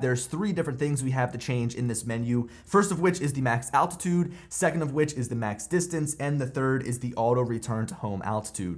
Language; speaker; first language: English; native; English